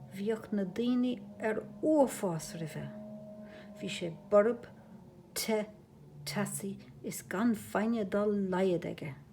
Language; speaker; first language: Irish; native; Irish